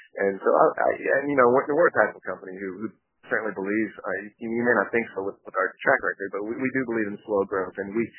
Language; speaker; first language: English; early bilingual, other home language; Japanese